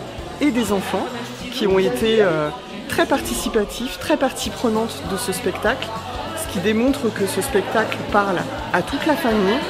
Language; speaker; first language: French; native; French